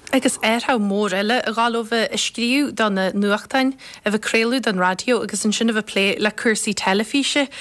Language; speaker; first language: Irish; native; Irish